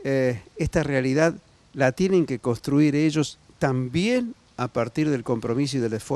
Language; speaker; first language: Spanish; native; Spanish